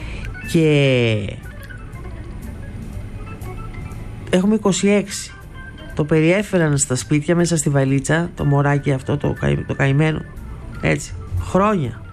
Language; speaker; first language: Greek; native; Greek